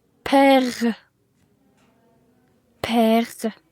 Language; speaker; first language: French; non-native, learner; Uzbek